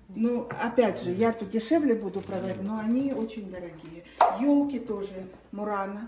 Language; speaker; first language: Russian; native; Russian